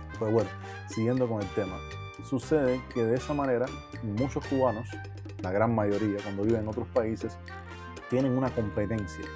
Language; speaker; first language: Spanish; native; Spanish